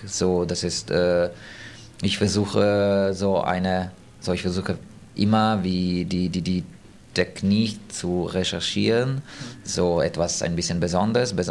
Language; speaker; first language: German; non-native, fluent; Italian